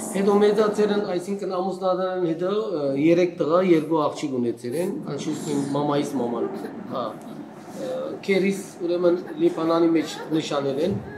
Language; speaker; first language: Armenian; early bilingual, heritage; Armenian